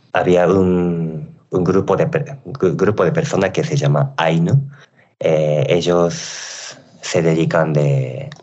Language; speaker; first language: Spanish; non-native, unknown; Japanese